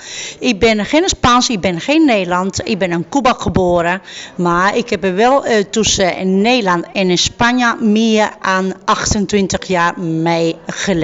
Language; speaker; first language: Dutch; non-native, fluent; Spanish